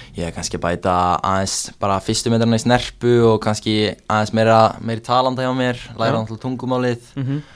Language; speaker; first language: Icelandic; native; Icelandic